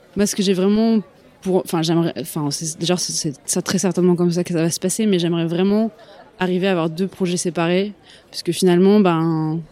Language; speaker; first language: French; native; French